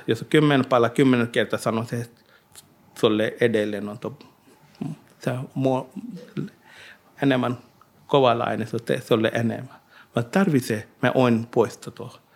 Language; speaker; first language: Finnish; non-native, learner; Hindi